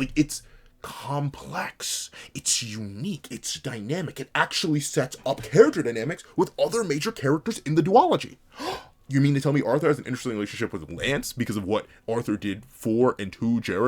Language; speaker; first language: English; native; English